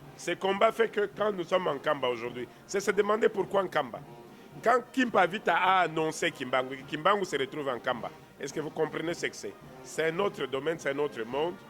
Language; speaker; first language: French; non-native, local second language; Kongo